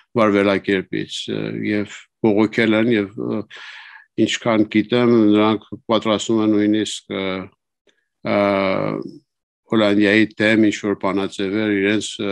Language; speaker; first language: Armenian; native; Armenian